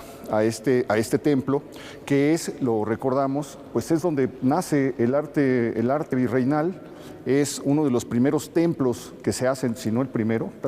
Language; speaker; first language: Spanish; native; Spanish